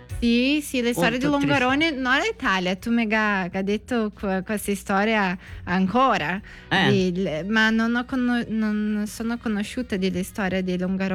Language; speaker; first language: Italian; non-native, learner; Portuguese